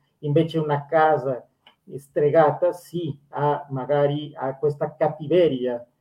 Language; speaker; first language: Italian; non-native, fluent; Spanish